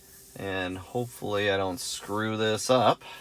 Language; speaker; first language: English; native; English